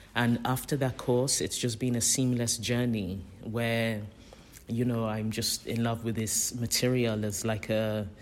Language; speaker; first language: English; native; English